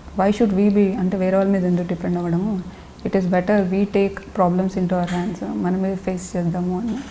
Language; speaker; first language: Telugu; non-native, local second language; Lambadi